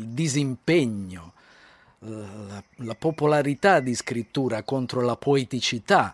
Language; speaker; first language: Italian; native; Italian